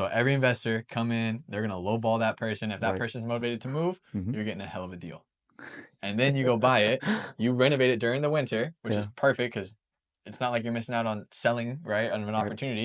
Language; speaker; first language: English; native; English